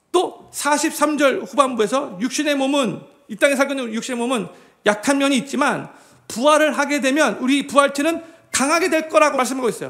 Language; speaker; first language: Korean; native; Korean